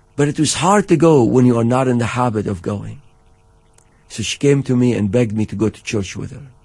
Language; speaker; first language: English; non-native, fluent; Arabic